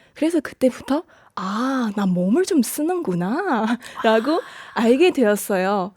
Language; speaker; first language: Korean; non-native, fluent; Chinese